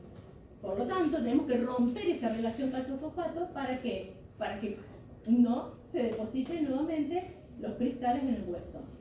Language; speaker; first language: Spanish; native; Spanish